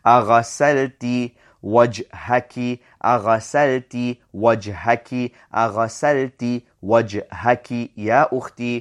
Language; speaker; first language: Arabic; non-native, fluent; English